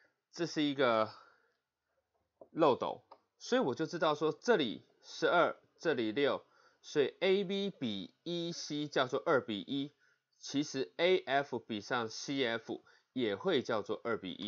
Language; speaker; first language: Chinese; native; Chinese